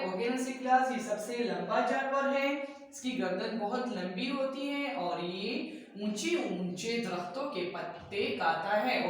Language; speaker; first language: Urdu; native; Urdu